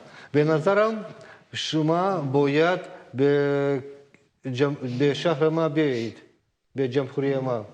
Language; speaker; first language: Persian; non-native, learner; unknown